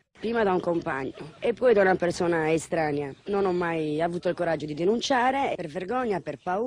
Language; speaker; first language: Italian; native; Italian